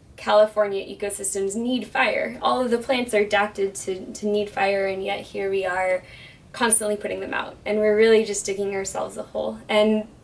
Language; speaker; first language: English; native; English